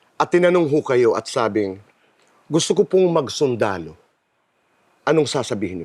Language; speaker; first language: Filipino; native; Filipino